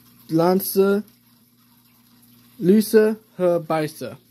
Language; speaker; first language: Chinese; non-native, learner; English